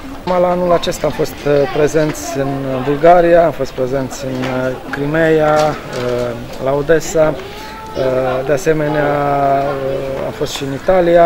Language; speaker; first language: Romanian; native; Romanian